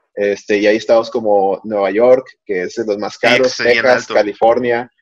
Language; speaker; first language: Spanish; native; Spanish